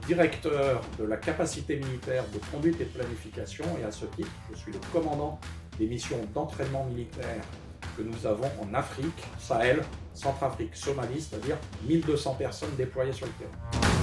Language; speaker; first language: French; native; French